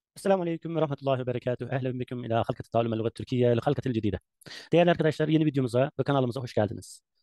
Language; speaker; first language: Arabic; non-native, learner; Turkish